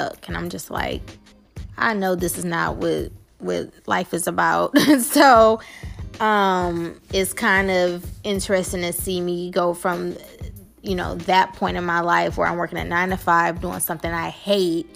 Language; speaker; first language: English; native; English